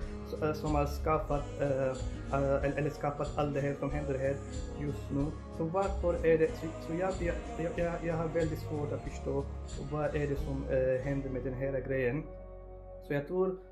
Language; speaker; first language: Swedish; non-native, fluent; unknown